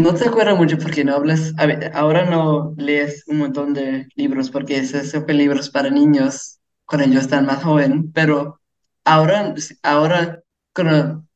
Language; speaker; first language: Spanish; early bilingual, heritage; English